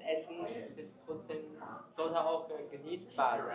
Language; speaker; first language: German; non-native, learner; Chinese